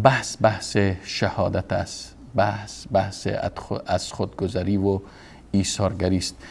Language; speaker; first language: Persian; native; Persian